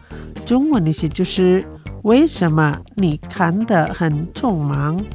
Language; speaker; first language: Chinese; non-native, fluent; Indonesian